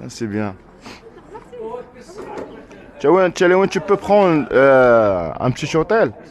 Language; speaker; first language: French; non-native, learner; Arabic